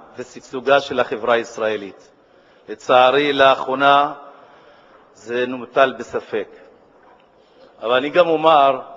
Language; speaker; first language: Hebrew; non-native, local second language; Arabic